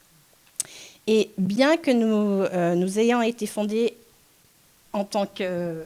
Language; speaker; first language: French; non-native, local second language; English